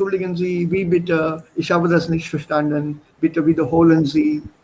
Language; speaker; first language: German; non-native, fluent; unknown